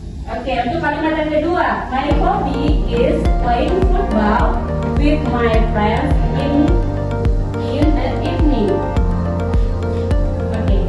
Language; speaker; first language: English; non-native, fluent; Indonesian